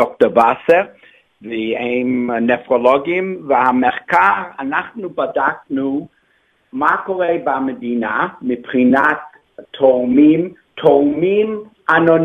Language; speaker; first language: Hebrew; non-native, fluent; English